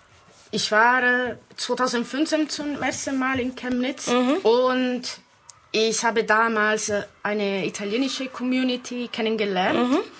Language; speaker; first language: German; non-native, fluent; Italian